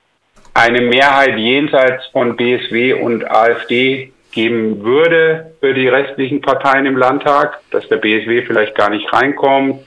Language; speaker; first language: German; native; German